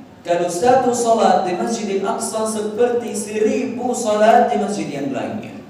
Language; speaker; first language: Indonesian; non-native, fluent; Arabic